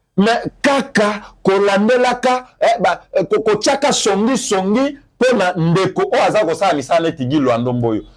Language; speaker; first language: Lingala; native; Lingala